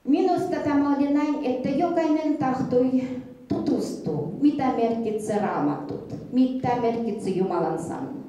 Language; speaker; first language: Finnish; early bilingual, heritage; Finnish